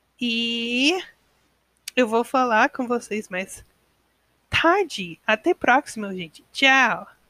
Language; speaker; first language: Portuguese; non-native, learner; English